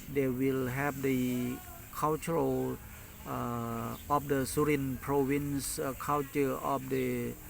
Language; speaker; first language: English; non-native, learner; Thai